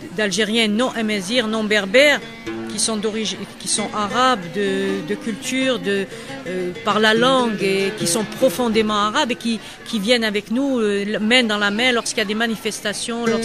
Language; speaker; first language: French; non-native, local second language; Kabyle